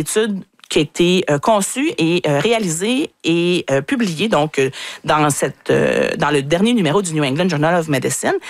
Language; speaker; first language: French; native; French